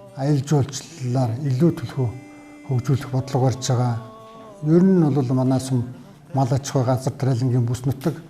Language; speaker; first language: Mongolian; native; Mongolian